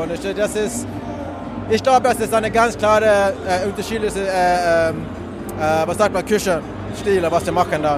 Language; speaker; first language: German; non-native, fluent; Swedish